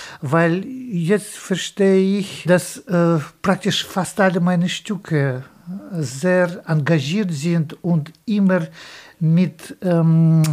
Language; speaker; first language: German; non-native, fluent; Russian